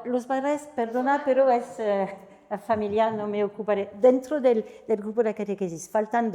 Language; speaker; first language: Spanish; non-native, fluent; French